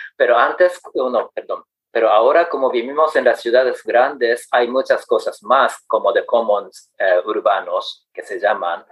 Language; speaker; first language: Spanish; non-native, fluent; Japanese